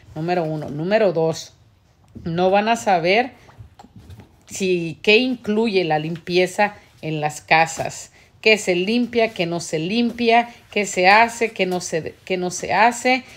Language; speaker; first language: Spanish; native; Spanish